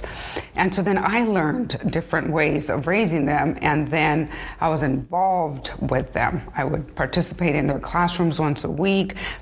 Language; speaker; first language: English; early bilingual, other home language; Spanish